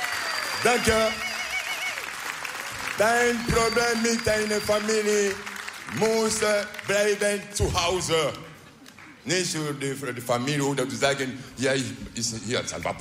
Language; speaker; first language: Dutch; non-native, learner; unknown